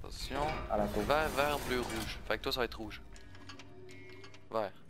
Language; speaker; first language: French; native; French